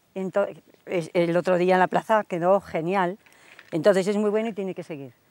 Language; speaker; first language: Spanish; native; Spanish